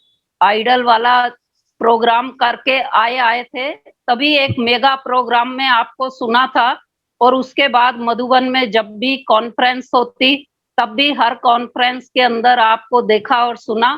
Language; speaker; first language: Hindi; native; Hindi